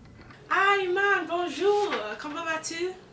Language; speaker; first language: French; non-native, learner; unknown